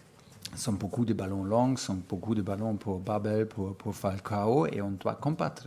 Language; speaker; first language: French; non-native, fluent; German